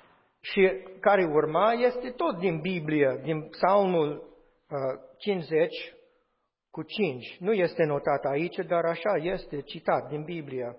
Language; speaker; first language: Romanian; non-native, fluent; English